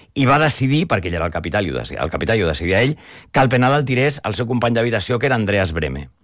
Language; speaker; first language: Catalan; native; Catalan